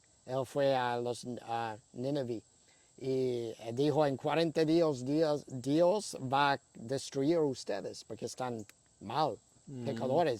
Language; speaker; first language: Spanish; non-native, fluent; English